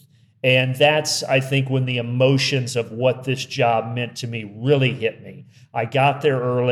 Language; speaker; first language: English; native; English